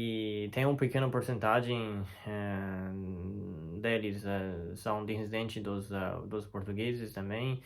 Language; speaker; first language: Portuguese; non-native, fluent; Chinese